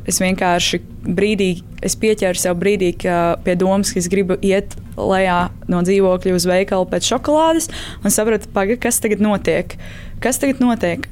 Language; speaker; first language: Latvian; native; Latvian